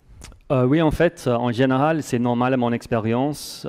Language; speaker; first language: French; non-native, fluent; English